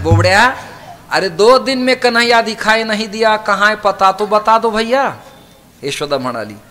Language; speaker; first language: Hindi; non-native, local second language; Marathi